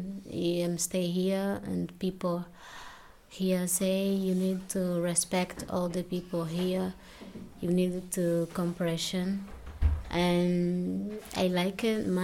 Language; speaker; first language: English; non-native, learner; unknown